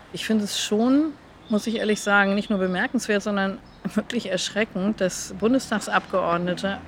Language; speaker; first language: German; non-native, fluent; Hebrew